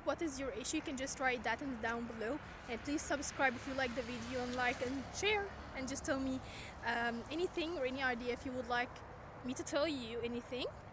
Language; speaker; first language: English; non-native, fluent; Arabic